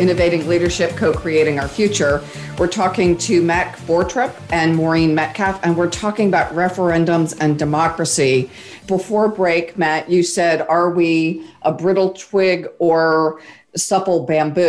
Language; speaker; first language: English; native; English